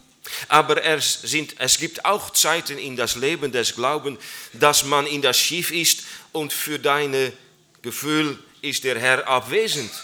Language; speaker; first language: German; non-native, learner; Dutch